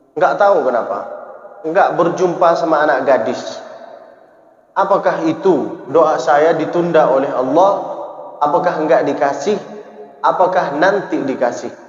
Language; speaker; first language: Malay; early bilingual, heritage; Malay